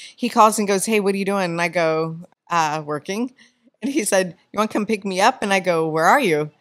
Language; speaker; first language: English; native; English